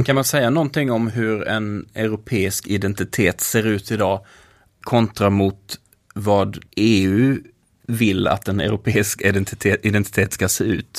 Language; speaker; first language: Swedish; native; Swedish